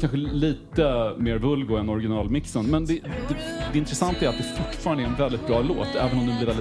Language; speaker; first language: Swedish; native; Swedish